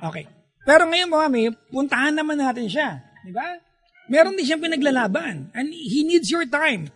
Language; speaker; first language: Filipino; native; Filipino